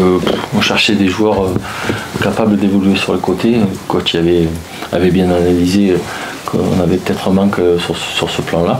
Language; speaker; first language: French; native; French